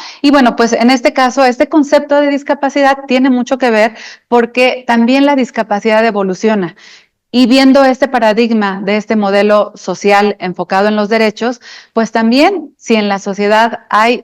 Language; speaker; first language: Spanish; native; Spanish